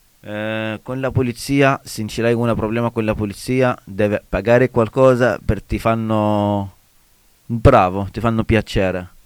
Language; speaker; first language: Italian; non-native, learner; Arabic